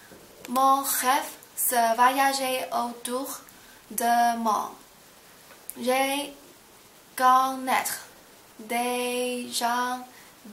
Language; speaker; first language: French; non-native, learner; Chinese